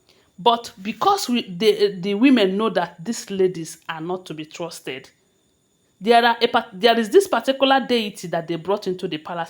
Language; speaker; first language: English; non-native, local second language; Yoruba